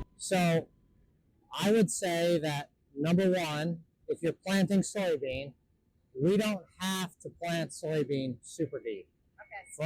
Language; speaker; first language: English; native; English